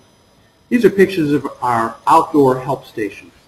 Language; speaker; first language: English; native; English